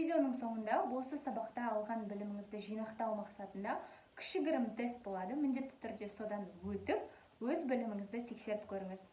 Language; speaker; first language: Kazakh; native; Kazakh